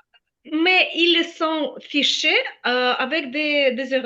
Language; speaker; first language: French; non-native, fluent; Ukrainian